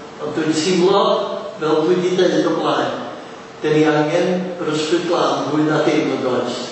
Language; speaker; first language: Welsh; native; Welsh